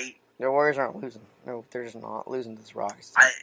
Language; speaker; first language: English; native; English